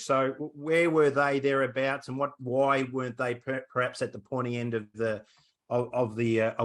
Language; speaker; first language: English; native; English